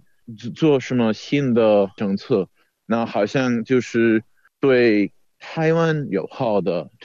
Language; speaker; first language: Chinese; non-native, fluent; Czech